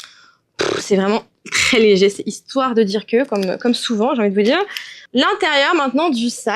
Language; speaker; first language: French; native; French